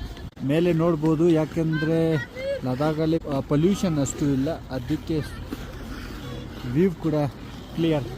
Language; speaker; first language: Kannada; non-native, local second language; Ladakhi